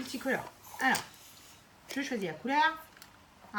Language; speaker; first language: French; native; French